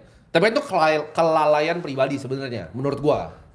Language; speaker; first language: Indonesian; native; Indonesian